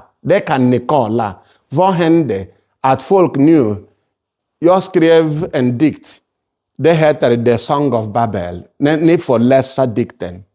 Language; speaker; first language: Swedish; non-native, fluent; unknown